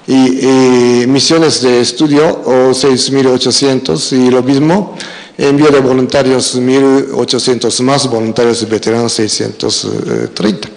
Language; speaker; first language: Spanish; non-native, fluent; Japanese